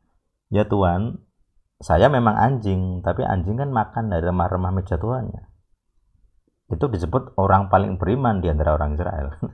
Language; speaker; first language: Indonesian; native; Indonesian